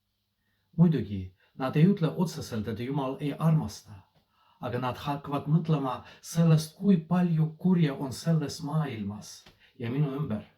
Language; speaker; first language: Estonian; non-native, fluent; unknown